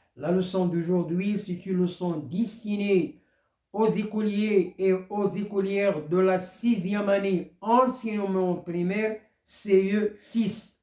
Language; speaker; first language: French; non-native, local second language; Arabic